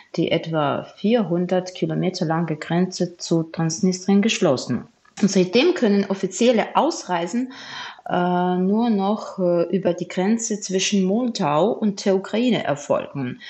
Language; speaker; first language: German; non-native, fluent; Ukrainian